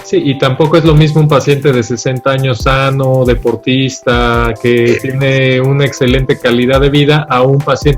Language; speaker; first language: Spanish; native; Spanish